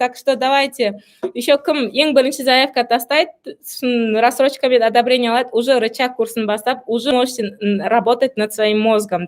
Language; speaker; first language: Russian; non-native, local second language; Kazakh